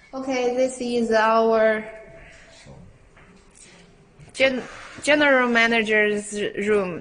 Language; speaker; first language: English; non-native, learner; Chinese